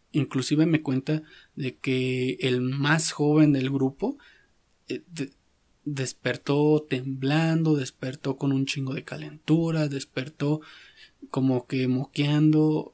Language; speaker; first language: Spanish; native; Spanish